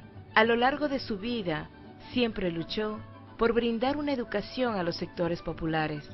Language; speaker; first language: Spanish; native; Spanish